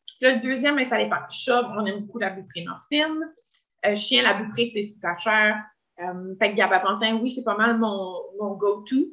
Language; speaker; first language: French; native; French